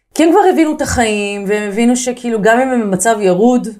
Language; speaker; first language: Hebrew; native; Hebrew